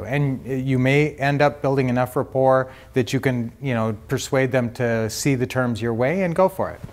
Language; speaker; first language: English; native; English